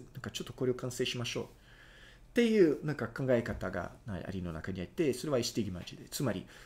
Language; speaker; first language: Japanese; non-native, fluent; Portuguese